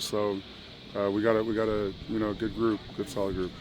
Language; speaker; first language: English; native; English